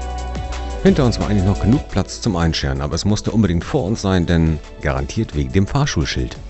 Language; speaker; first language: German; native; German